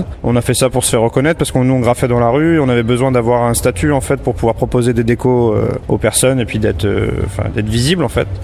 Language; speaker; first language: French; native; French